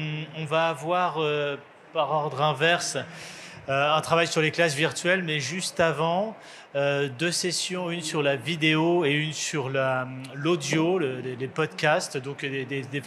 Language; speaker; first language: French; native; French